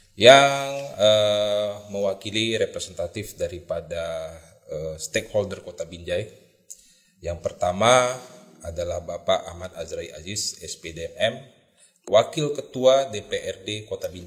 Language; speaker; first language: Indonesian; native; Indonesian